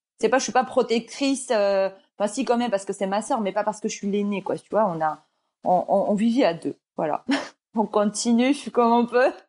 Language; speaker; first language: French; early bilingual, other home language; Georgian